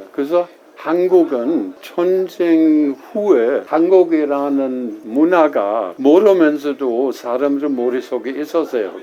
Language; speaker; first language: Korean; non-native, fluent; German